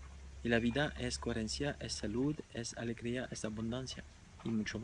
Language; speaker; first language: Spanish; non-native, fluent; French